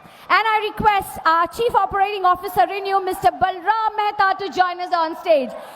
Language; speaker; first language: English; non-native, local second language; Telugu